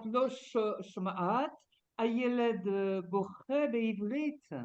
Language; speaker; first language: Hebrew; non-native, learner; French